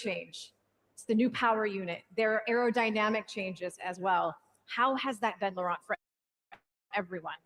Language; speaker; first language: English; native; English